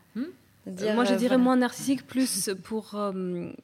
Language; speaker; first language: French; non-native, fluent; Georgian